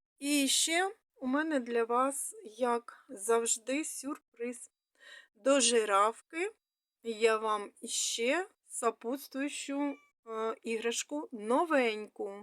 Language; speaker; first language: Ukrainian; non-native, local second language; Russian